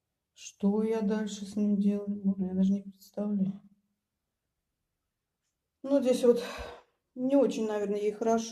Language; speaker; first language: Russian; native; Russian